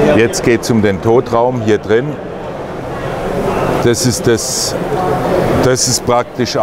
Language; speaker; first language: German; native; German